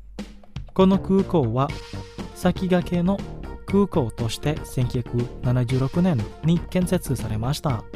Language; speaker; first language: Japanese; non-native, fluent; Indonesian